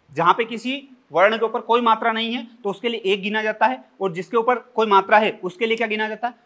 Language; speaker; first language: Hindi; native; Hindi